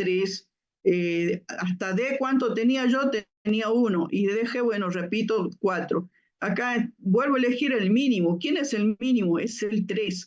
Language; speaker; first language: Spanish; native; Spanish